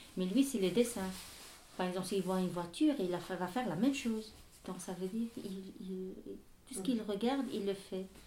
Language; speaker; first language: French; non-native, learner; Arabic